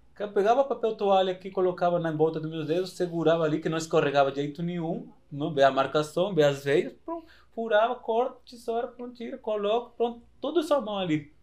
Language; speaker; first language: Portuguese; non-native, fluent; Spanish